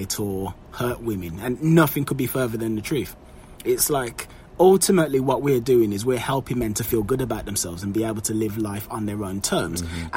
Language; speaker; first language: English; native; English